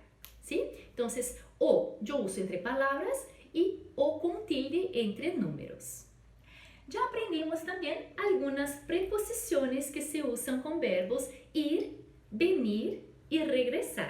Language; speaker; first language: Spanish; non-native, fluent; Portuguese